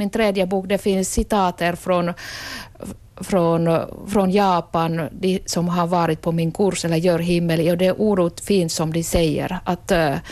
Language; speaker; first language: Swedish; non-native, local second language; Finnish